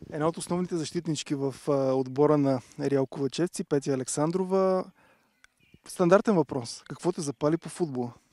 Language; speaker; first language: Bulgarian; native; Bulgarian